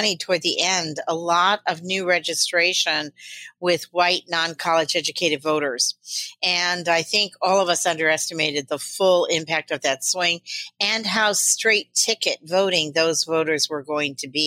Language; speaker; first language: English; native; English